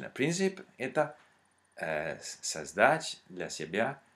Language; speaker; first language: Russian; non-native, learner; English